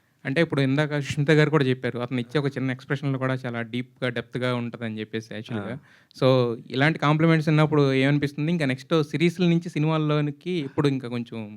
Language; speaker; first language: Telugu; native; Telugu